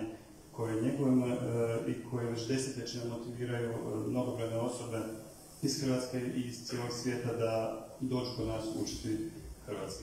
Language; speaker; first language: Croatian; native; Croatian